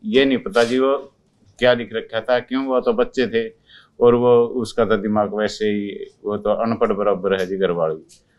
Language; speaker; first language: Hindi; native; Hindi